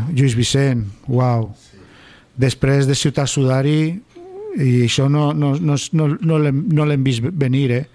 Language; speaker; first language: Catalan; non-native, local second language; Spanish